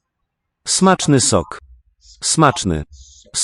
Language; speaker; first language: Polish; non-native, learner; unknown